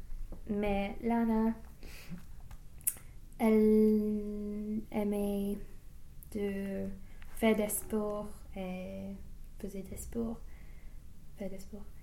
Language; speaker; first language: French; non-native, learner; English